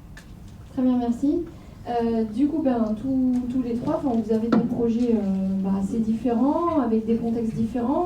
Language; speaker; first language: French; native; French